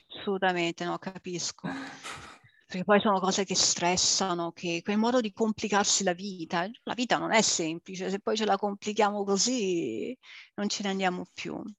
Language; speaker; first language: Italian; early bilingual, other home language; English